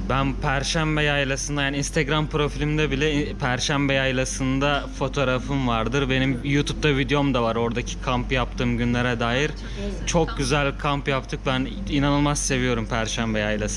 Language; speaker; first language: Turkish; native; Turkish